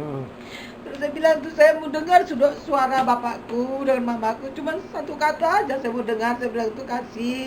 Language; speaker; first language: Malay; non-native, local second language; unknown